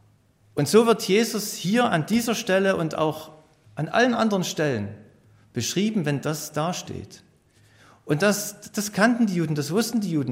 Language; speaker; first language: German; native; German